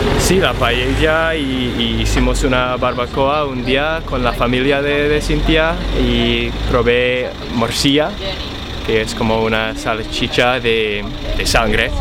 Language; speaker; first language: Spanish; non-native, fluent; English